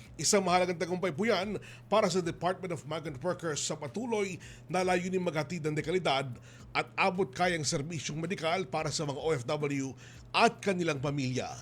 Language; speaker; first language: Filipino; native; Filipino